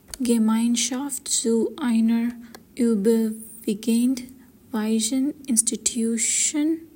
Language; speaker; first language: German; non-native, learner; English